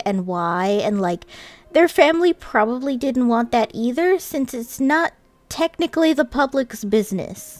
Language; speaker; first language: English; native; English